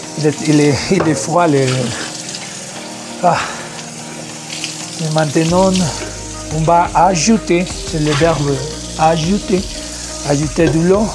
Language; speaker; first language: French; non-native, learner; Spanish